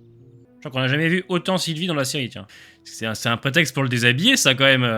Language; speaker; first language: French; native; French